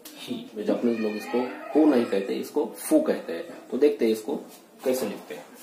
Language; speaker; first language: Hindi; non-native, local second language; Marathi